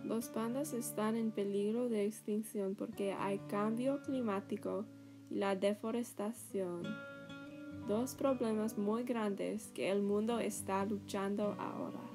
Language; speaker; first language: Spanish; non-native, learner; English